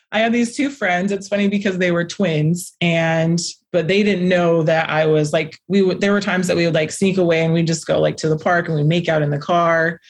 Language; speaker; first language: English; native; English